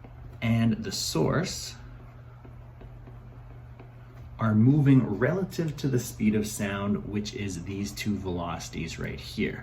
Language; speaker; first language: English; native; English